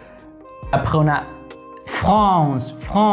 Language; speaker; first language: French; non-native, fluent; Spanish